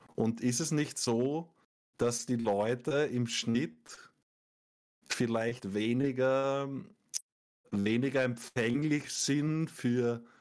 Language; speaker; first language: German; native; German